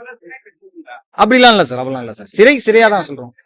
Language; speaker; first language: Tamil; native; Tamil